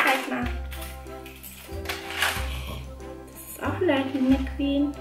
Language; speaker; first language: German; native; German